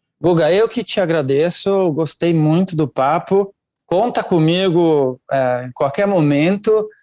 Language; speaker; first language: Portuguese; non-native, fluent; Italian